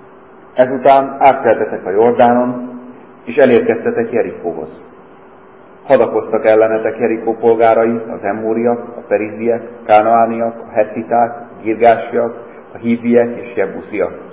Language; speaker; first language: Hungarian; native; Hungarian